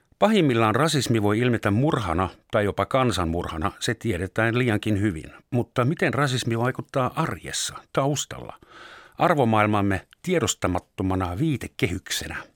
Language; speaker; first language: Finnish; non-native, fluent; German